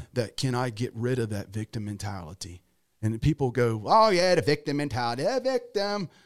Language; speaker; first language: English; native; English